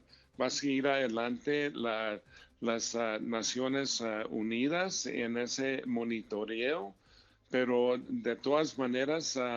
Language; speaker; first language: Spanish; early bilingual, heritage; Spanish